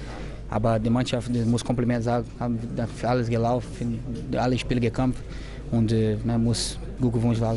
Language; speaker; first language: German; non-native, learner; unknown